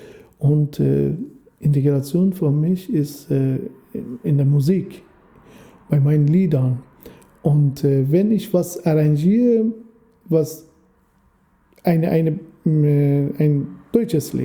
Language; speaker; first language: German; non-native, fluent; Persian